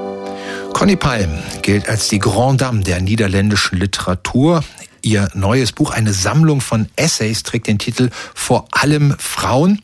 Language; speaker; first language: German; native; German